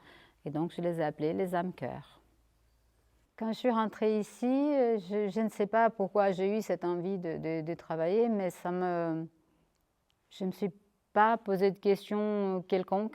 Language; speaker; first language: French; non-native, fluent; Portuguese